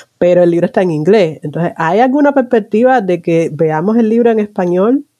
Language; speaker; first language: Spanish; native; Spanish